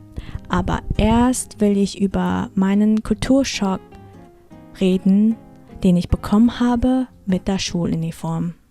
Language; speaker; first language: German; early bilingual, heritage; German